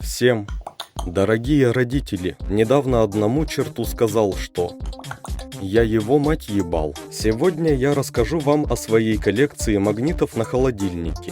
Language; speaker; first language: Russian; native; Russian